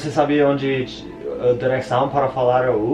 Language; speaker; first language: Portuguese; non-native, learner; English